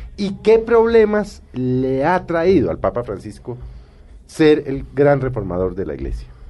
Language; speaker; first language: Spanish; native; Spanish